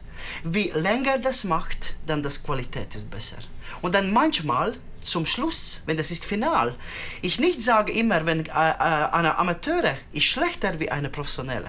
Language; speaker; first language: German; non-native, learner; Latvian